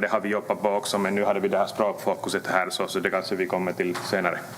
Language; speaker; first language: Swedish; native; Swedish